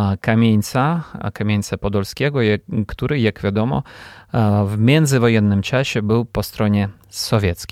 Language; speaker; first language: Polish; non-native, fluent; Ukrainian